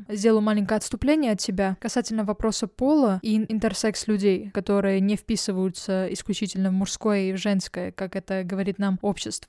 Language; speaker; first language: Russian; native; Russian